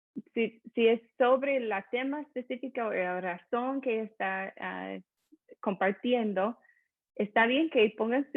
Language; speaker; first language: Spanish; non-native, fluent; English